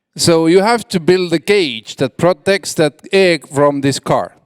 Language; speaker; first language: English; non-native, fluent; Estonian